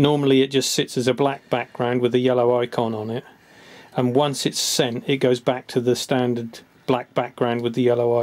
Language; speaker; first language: English; native; English